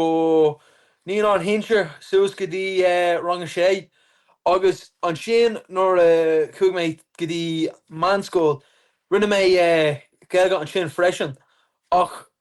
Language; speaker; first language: Irish; non-native, local second language; English